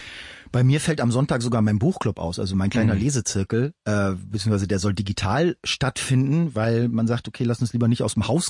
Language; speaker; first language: German; native; German